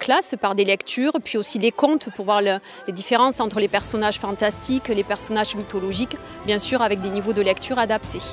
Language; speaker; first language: French; native; French